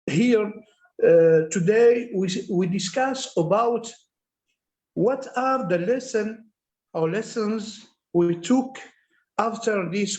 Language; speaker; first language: English; non-native, learner; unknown